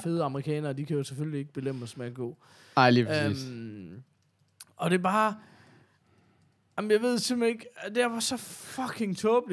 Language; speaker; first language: Danish; native; Danish